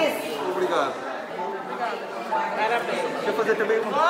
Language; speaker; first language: Portuguese; non-native, learner; Korean